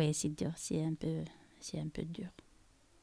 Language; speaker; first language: French; non-native, local second language; Arabic